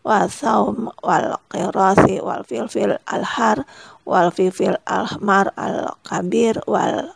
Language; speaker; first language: Arabic; non-native, fluent; Indonesian